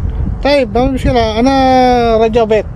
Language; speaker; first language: Arabic; non-native, learner; Filipino